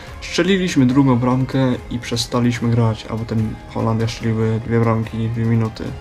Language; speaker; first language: Polish; early bilingual, heritage; Polish